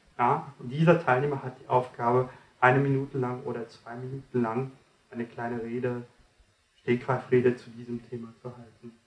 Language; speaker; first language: German; non-native, fluent; French